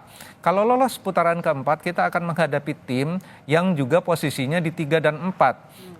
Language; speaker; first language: Indonesian; native; Indonesian